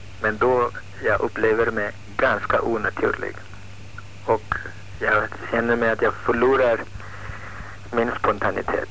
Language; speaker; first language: Swedish; non-native, fluent; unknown